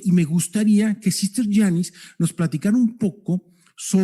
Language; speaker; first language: Spanish; native; Spanish